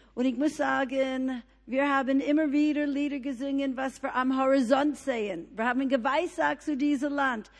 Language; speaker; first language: German; non-native, fluent; English